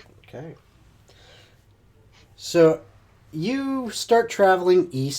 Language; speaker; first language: English; native; English